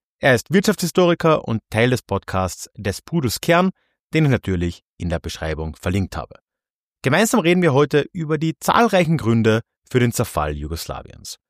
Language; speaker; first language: German; native; German